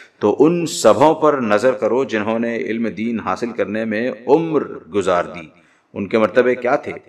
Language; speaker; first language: Urdu; native; Urdu